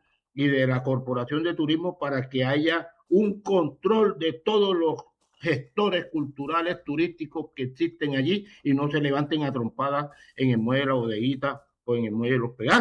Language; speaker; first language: Spanish; native; Spanish